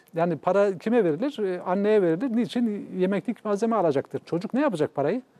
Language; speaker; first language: Turkish; native; Turkish